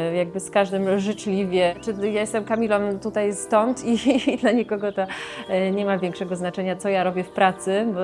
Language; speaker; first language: Polish; native; Polish